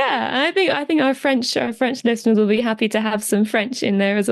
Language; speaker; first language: English; native; English